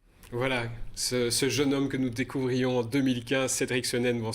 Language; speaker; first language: French; native; French